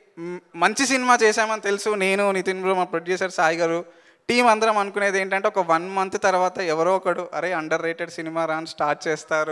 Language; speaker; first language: Telugu; native; Telugu